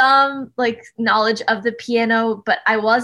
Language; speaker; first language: English; native; English